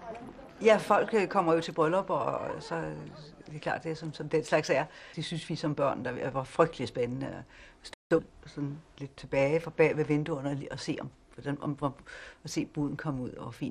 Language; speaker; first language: Danish; native; Danish